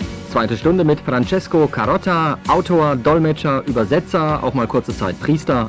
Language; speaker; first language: German; native; German